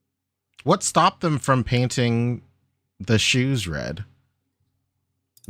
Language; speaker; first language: English; native; English